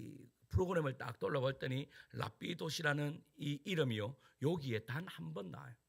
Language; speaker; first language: Korean; native; Korean